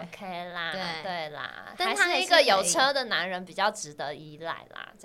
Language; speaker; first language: Chinese; native; Chinese